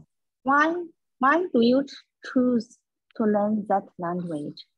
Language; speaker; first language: English; non-native, learner; Chinese